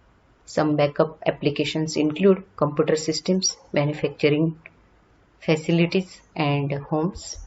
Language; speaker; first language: English; non-native, local second language; Marathi